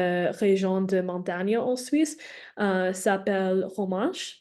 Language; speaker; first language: French; non-native, learner; English